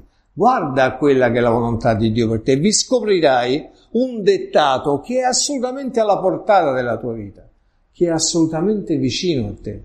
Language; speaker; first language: Italian; native; Italian